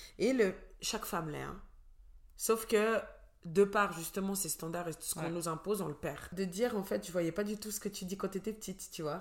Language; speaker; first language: French; early bilingual, other home language; Portuguese